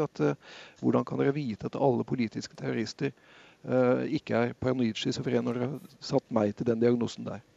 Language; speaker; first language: Norwegian; native; Norwegian